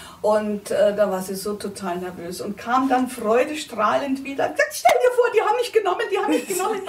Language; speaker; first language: German; native; German